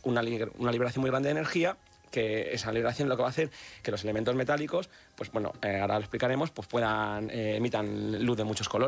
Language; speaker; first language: Spanish; native; Spanish